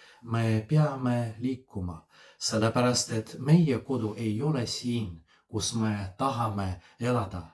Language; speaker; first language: Estonian; non-native, fluent; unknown